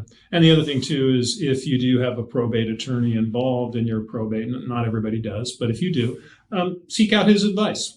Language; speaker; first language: English; native; English